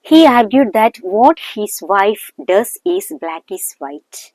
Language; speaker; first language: English; non-native, local second language; Malayalam